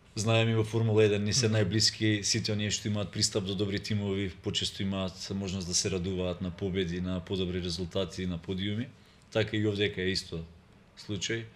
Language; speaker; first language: Macedonian; native; Macedonian